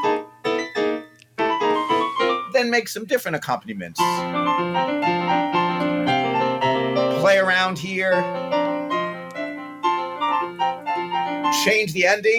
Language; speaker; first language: English; native; English